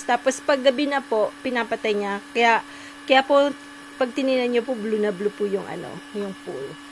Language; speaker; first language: Filipino; native; Filipino